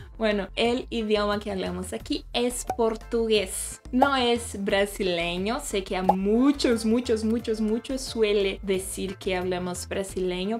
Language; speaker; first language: Spanish; non-native, fluent; Portuguese